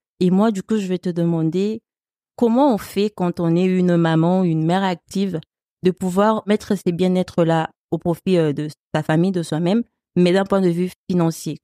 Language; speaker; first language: French; non-native, local second language; Lingala